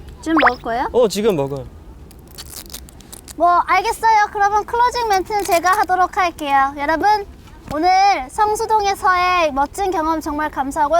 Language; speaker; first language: Korean; non-native, fluent; Chinese